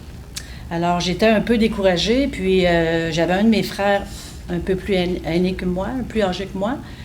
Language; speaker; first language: French; native; French